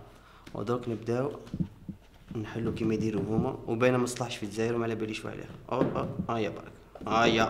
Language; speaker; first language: Arabic; native; Arabic